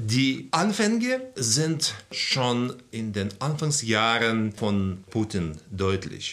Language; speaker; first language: German; non-native, fluent; Russian